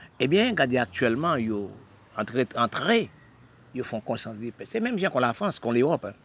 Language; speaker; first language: French; non-native, local second language; Haitian Creole